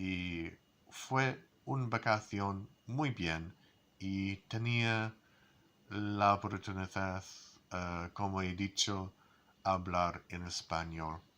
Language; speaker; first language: Spanish; non-native, learner; English